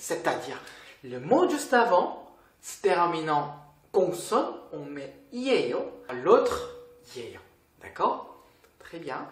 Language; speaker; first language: French; non-native, fluent; Korean